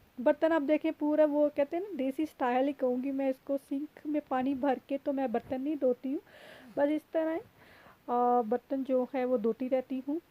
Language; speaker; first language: Urdu; native; Urdu